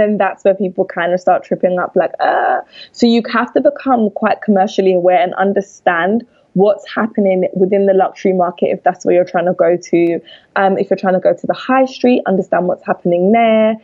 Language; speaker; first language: English; native; English